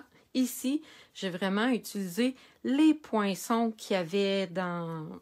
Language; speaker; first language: French; native; French